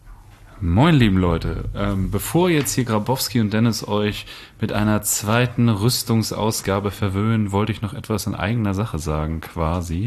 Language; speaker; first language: German; native; German